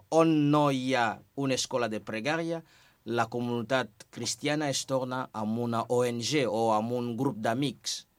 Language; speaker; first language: Catalan; non-native, fluent; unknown